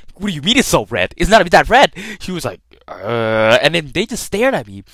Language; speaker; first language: English; early bilingual, other home language; Thai